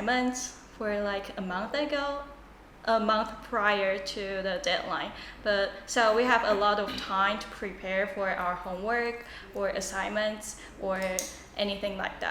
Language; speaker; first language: English; non-native, fluent; Chinese